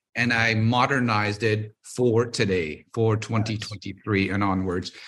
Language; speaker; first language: English; non-native, local second language; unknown